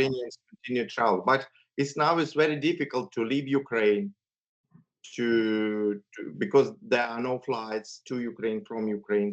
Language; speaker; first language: English; non-native, fluent; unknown